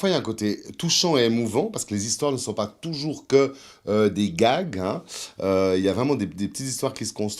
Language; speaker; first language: French; native; French